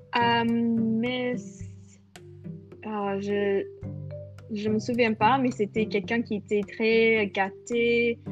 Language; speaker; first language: French; non-native, fluent; English